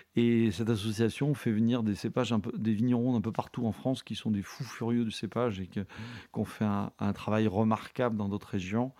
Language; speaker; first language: French; native; French